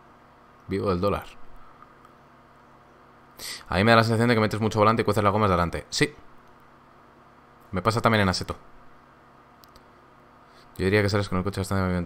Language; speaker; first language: Spanish; native; Spanish